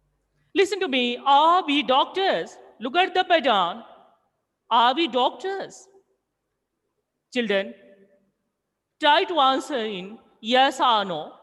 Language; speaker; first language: English; non-native, local second language; Hindi